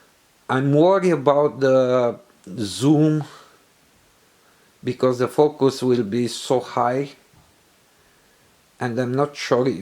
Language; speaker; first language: English; non-native, learner; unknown